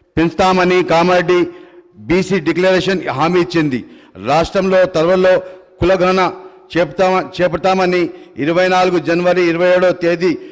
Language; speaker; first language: Telugu; non-native, local second language; Urdu